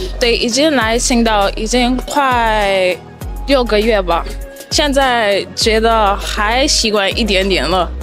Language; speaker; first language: Chinese; non-native, fluent; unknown